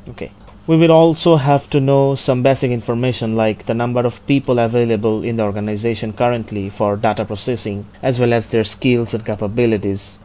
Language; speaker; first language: English; non-native, local second language; Bangla